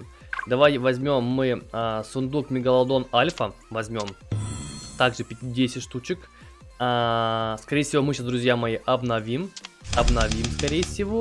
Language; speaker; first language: Russian; native; Russian